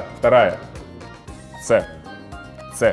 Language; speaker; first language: Russian; native; Russian